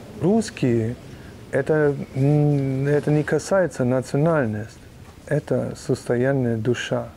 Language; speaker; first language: Russian; non-native, fluent; German